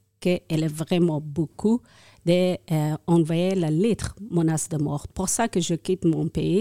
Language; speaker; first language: French; non-native, learner; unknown